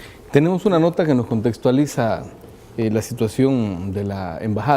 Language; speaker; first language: Spanish; native; Spanish